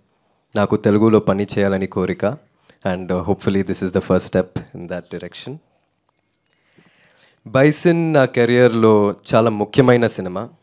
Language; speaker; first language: Telugu; non-native, learner; Tamil